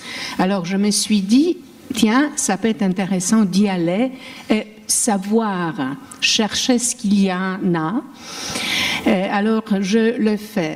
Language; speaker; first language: French; non-native, fluent; Polish